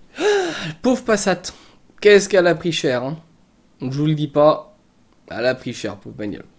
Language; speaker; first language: French; native; French